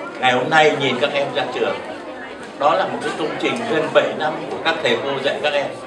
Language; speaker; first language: Vietnamese; native; Vietnamese